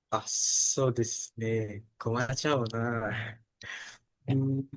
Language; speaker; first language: Japanese; non-native, learner; Indonesian